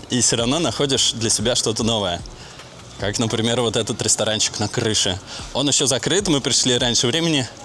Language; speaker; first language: Russian; native; Russian